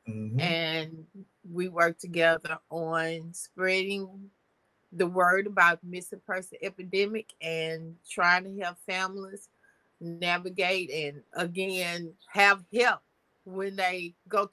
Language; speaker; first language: English; native; English